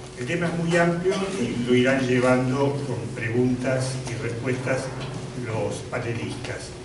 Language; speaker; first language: Spanish; native; Spanish